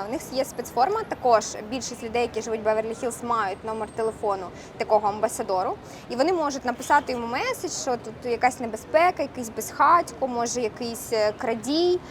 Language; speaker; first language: Ukrainian; non-native, local second language; Russian